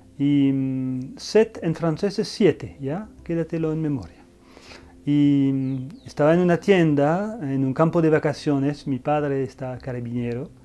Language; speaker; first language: Spanish; non-native, fluent; French